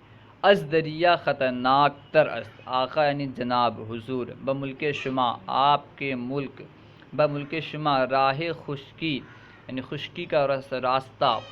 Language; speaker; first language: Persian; non-native, fluent; Urdu